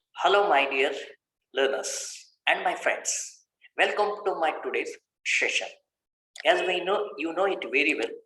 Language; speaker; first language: English; non-native, local second language; Kannada